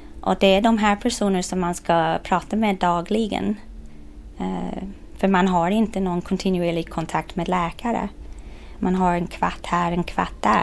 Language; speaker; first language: Swedish; non-native, fluent; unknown